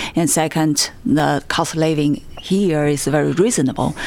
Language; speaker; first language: English; non-native, fluent; Chinese